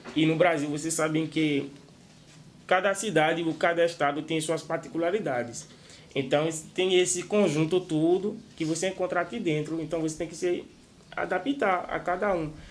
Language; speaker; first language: Portuguese; non-native, fluent; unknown